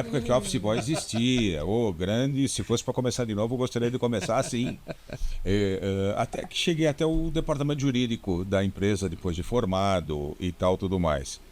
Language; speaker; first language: Portuguese; native; Portuguese